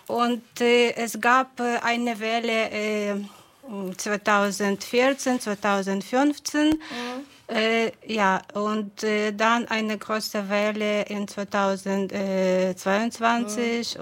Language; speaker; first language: German; non-native, fluent; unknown